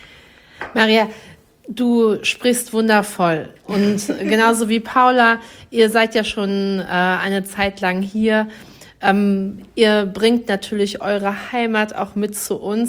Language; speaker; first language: German; native; German